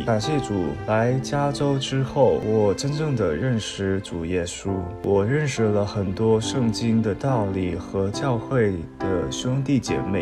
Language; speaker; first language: Chinese; early bilingual, other home language; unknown